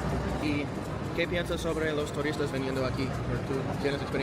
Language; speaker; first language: Spanish; non-native, learner; English